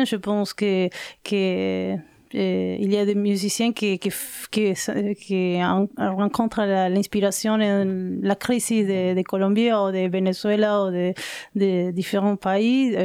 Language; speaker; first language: French; non-native, learner; Spanish